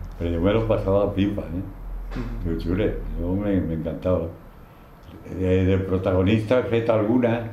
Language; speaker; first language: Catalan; non-native, local second language; Spanish